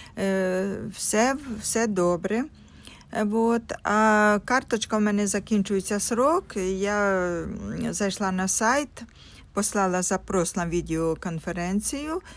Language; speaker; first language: Ukrainian; non-native, local second language; Russian